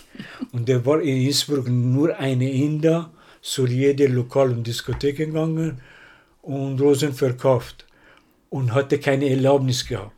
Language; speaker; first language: German; non-native, learner; Persian